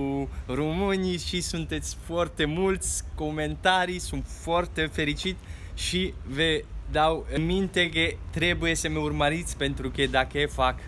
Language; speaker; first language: Romanian; non-native, learner; Italian